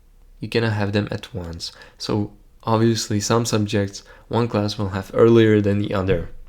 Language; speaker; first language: English; non-native, fluent; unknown